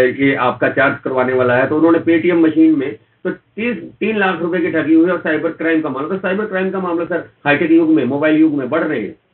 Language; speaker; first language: Hindi; native; Hindi